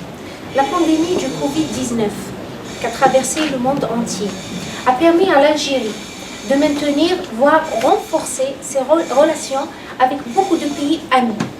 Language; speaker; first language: French; non-native, local second language; Arabic